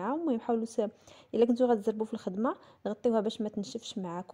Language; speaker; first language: Arabic; native; Arabic